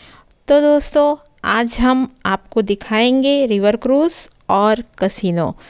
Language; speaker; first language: Hindi; native; Hindi